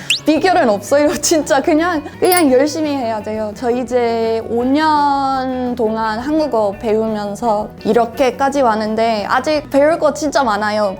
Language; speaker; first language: Korean; non-native, fluent; English